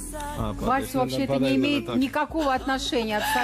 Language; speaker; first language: Russian; native; Russian